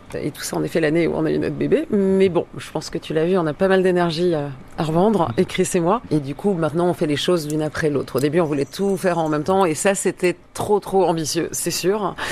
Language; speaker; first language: French; native; French